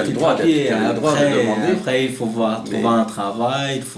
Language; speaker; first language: French; non-native, learner; Arabic